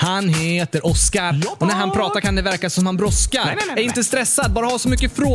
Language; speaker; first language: Swedish; native; Swedish